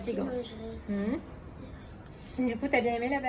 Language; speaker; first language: French; native; French